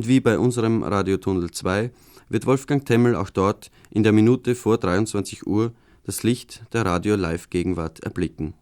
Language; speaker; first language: German; native; German